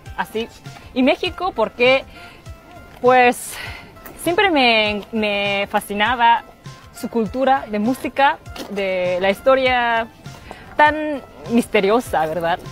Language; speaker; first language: Spanish; non-native, fluent; Japanese